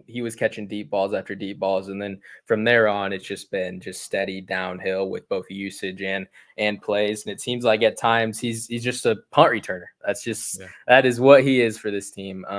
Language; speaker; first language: English; native; English